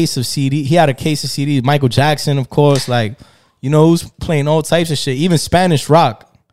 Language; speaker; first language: English; early bilingual, other home language; Spanish